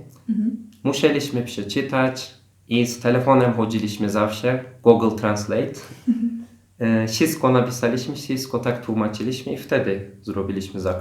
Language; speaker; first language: Polish; non-native, fluent; Turkish